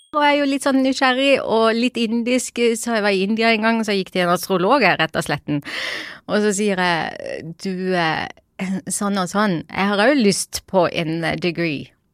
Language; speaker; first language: Norwegian; early bilingual, other home language; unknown